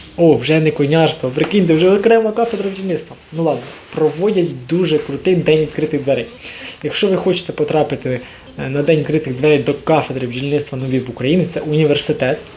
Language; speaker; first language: Ukrainian; non-native, local second language; Russian